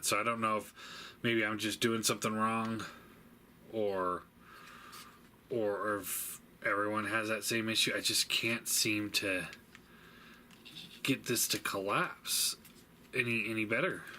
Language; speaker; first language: English; native; English